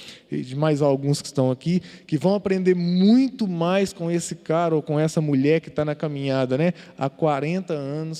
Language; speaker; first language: Portuguese; native; Portuguese